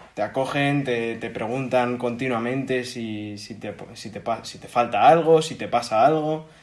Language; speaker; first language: Spanish; native; Spanish